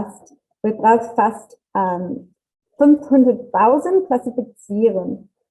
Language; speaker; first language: German; non-native, learner; English